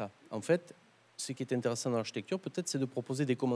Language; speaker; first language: French; native; French